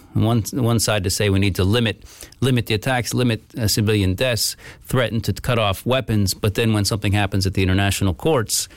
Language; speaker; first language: English; native; English